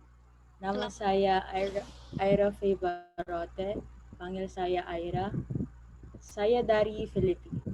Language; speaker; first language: Indonesian; non-native, learner; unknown